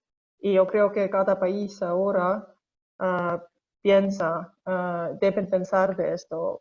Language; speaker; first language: Spanish; non-native, fluent; Estonian